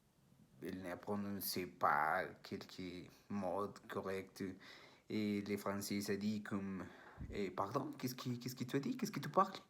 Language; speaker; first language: French; non-native, learner; Spanish